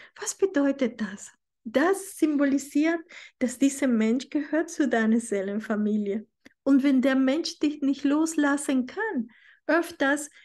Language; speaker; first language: German; non-native, fluent; Spanish